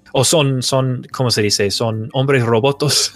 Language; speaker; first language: Spanish; non-native, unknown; English